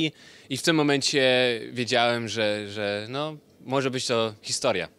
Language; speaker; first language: Polish; early bilingual, heritage; Polish